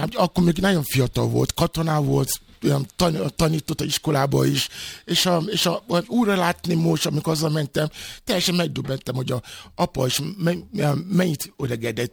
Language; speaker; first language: Hungarian; non-native, fluent; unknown